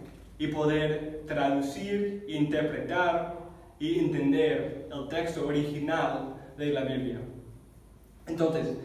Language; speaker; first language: Spanish; non-native, fluent; English